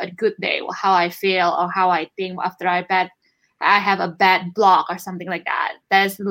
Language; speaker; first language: English; non-native, fluent; Indonesian